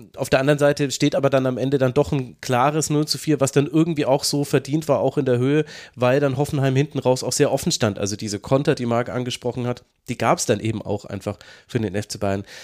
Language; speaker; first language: German; native; German